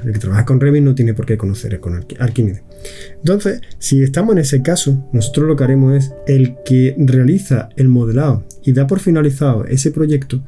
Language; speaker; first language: Spanish; native; Spanish